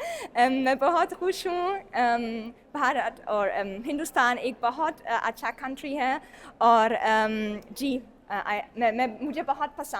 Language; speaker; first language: Hindi; non-native, learner; German